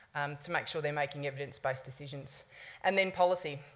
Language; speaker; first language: English; native; English